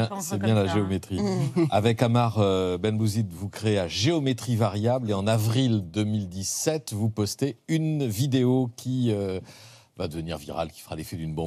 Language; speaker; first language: French; native; French